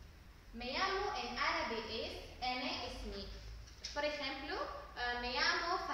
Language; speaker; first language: Spanish; non-native, learner; Arabic